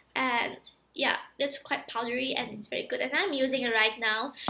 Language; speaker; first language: English; non-native, fluent; Indonesian